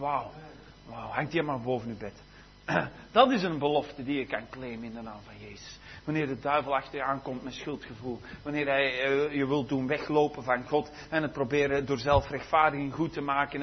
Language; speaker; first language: Dutch; native; Dutch